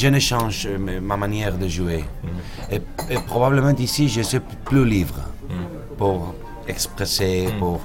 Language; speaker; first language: French; non-native, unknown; Spanish